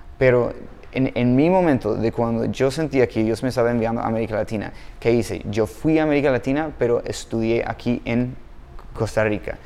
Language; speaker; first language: Spanish; non-native, fluent; English